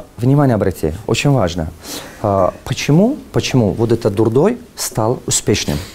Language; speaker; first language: Russian; non-native, local second language; Tajik